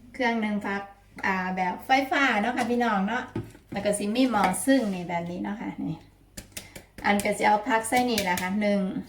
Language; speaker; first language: Thai; native; Thai